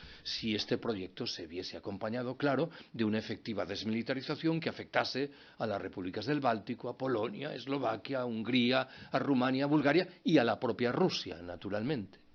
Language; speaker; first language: Spanish; native; Spanish